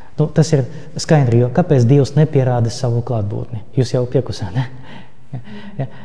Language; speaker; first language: Latvian; non-native, local second language; Russian